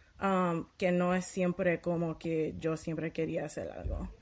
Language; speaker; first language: Spanish; early bilingual, heritage; Spanish